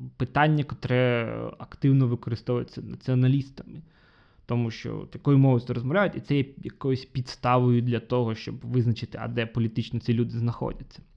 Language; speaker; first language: Ukrainian; non-native, local second language; Russian